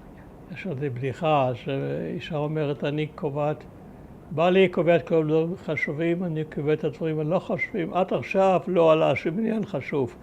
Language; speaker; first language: Hebrew; early bilingual, other home language; German